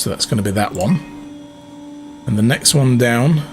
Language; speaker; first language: English; native; English